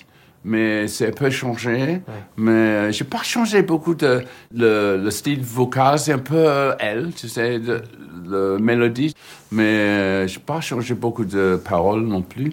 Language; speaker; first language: French; non-native, fluent; English